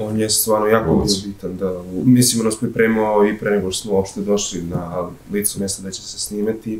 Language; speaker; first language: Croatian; early bilingual, heritage; Serbian